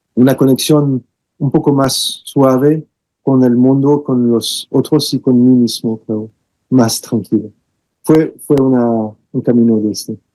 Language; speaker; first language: Spanish; non-native, fluent; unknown